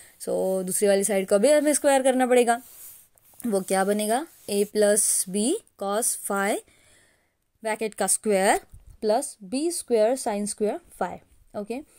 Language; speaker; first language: Hindi; non-native, local second language; Marathi